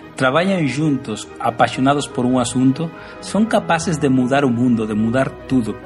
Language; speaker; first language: Portuguese; non-native, learner; Spanish